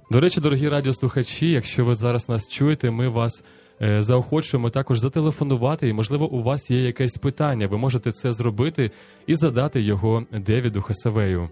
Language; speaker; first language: Ukrainian; native; Ukrainian